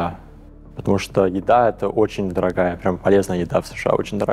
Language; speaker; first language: Russian; early bilingual, heritage; English